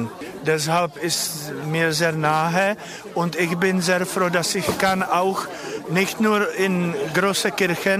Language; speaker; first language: German; non-native, fluent; Czech